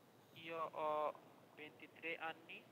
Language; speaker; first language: Italian; non-native, learner; Bangla